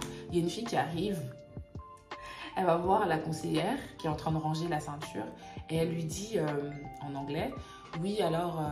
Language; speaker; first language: French; native; French